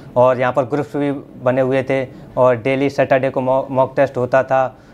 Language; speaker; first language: Hindi; native; Hindi